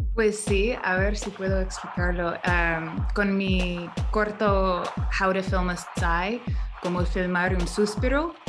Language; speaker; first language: Spanish; non-native, learner; English